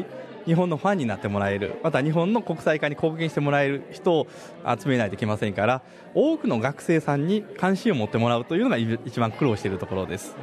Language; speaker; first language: Japanese; native; Japanese